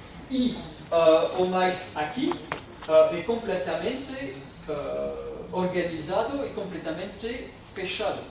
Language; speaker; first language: Portuguese; non-native, fluent; French